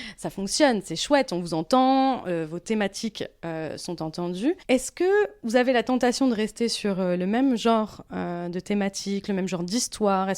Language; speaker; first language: French; native; French